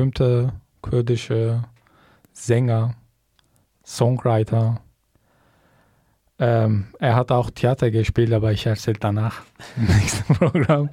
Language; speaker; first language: German; non-native, fluent; Kurdish